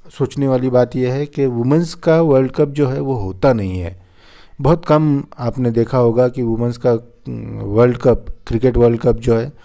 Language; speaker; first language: Hindi; non-native, local second language; Marathi